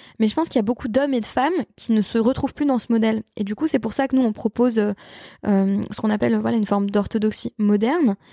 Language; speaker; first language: French; native; French